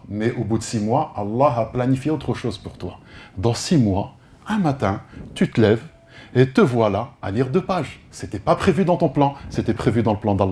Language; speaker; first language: French; native; French